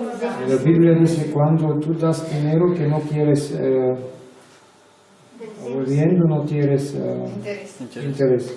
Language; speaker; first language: Spanish; non-native, learner; Bulgarian